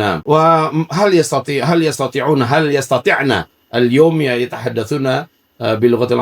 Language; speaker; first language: Arabic; non-native, fluent; Indonesian